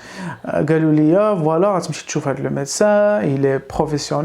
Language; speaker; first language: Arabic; native; Arabic